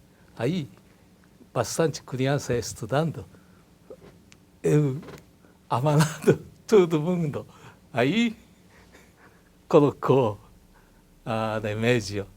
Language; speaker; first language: Portuguese; non-native, learner; Japanese